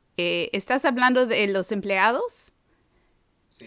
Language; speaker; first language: Spanish; non-native, fluent; English